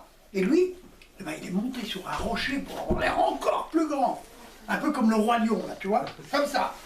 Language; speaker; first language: French; native; French